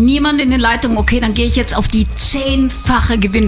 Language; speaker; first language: German; native; German